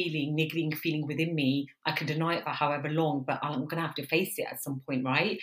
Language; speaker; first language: English; native; English